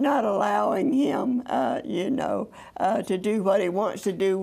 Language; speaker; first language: English; native; English